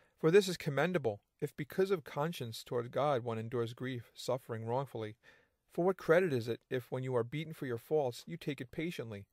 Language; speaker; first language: English; native; English